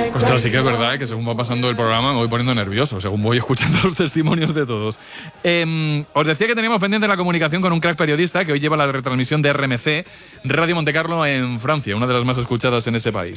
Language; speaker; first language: Spanish; native; Spanish